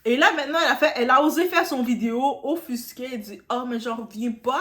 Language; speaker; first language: French; native; French